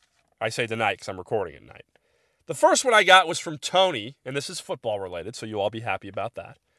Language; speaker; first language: English; native; English